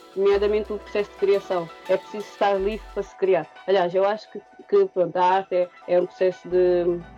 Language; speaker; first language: Portuguese; non-native, local second language; Kabuverdianu